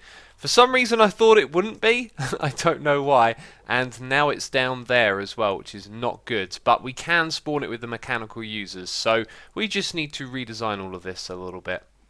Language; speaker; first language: English; native; English